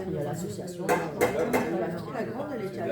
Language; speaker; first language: French; native; French